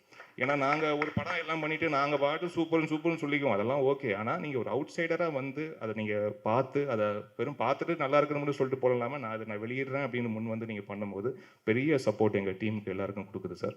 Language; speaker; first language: Tamil; native; Tamil